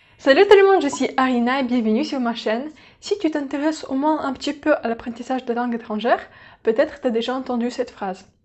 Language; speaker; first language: French; non-native, fluent; Russian